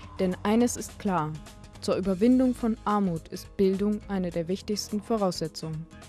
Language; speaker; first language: German; native; German